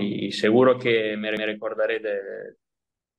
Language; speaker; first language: Spanish; non-native, fluent; Italian